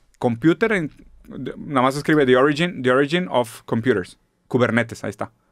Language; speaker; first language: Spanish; non-native, fluent; German